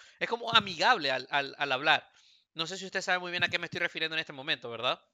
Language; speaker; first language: Spanish; native; Spanish